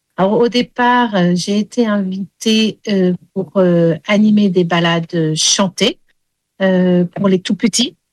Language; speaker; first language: French; early bilingual, heritage; English